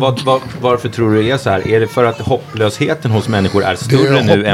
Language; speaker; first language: Swedish; native; Swedish